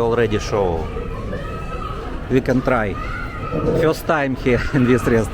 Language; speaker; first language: English; non-native, learner; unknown